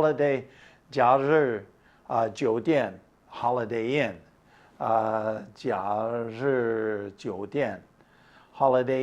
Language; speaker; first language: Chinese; non-native, fluent; English